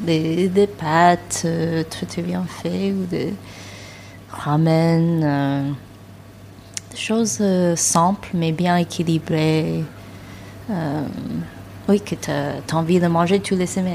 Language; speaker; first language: French; non-native, learner; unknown